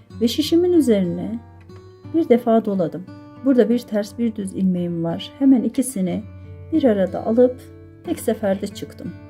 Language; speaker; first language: Turkish; native; Turkish